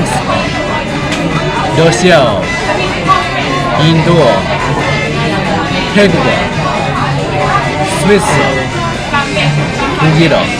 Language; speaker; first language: Korean; non-native, learner; English